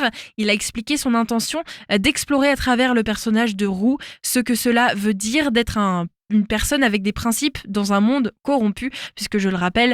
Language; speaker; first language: French; native; French